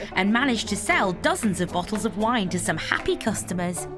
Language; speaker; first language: English; native; English